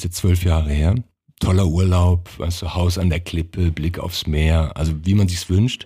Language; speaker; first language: German; early bilingual, other home language; Croatian